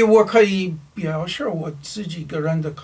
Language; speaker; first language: Chinese; non-native, learner; English